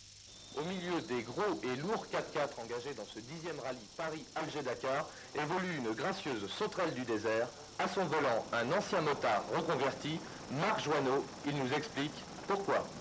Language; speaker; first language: French; native; French